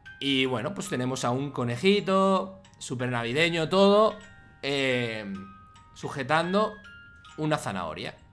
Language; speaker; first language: Spanish; native; Spanish